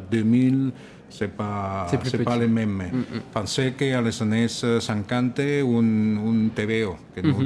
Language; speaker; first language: French; non-native, learner; Catalan